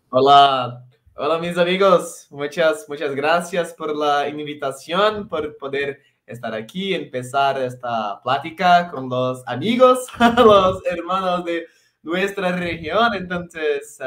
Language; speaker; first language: Spanish; non-native, local second language; Portuguese